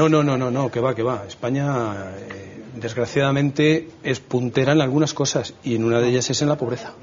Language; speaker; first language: Spanish; native; Spanish